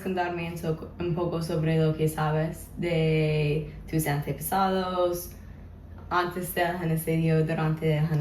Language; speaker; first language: Spanish; non-native, learner; English